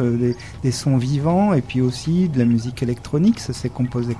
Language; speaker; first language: French; native; French